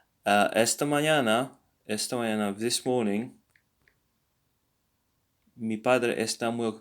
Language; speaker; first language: Spanish; non-native, learner; English